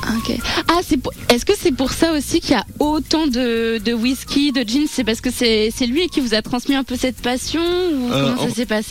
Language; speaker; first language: French; native; French